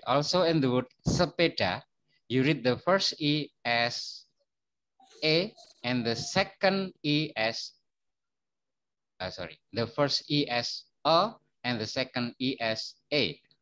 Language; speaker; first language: English; non-native, fluent; Indonesian